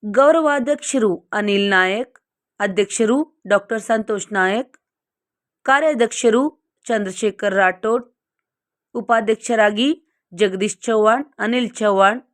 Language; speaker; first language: Kannada; native; Kannada